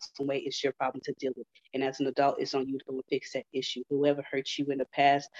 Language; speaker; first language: English; native; English